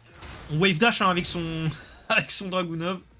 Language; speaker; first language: French; native; French